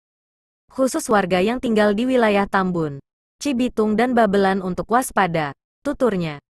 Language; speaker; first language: Indonesian; native; Indonesian